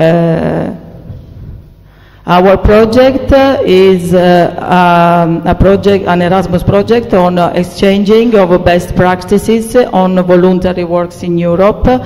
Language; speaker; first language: English; non-native, fluent; Italian